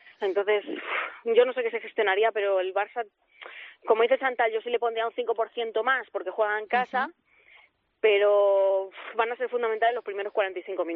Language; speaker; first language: Spanish; native; Spanish